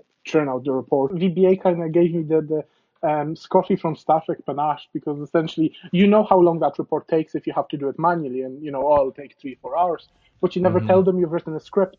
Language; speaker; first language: English; non-native, fluent; Polish